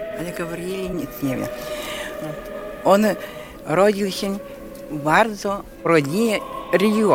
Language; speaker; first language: Polish; non-native, local second language; Belarusian